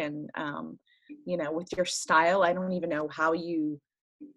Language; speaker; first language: English; early bilingual, other home language; French